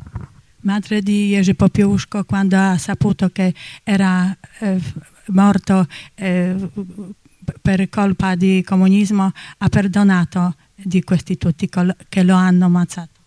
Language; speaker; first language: Italian; non-native, fluent; Polish